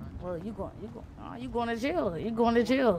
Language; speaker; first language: English; native; English